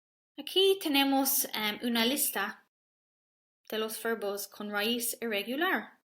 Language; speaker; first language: Spanish; non-native, learner; English